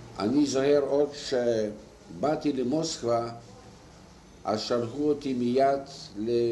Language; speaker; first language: Hebrew; non-native, fluent; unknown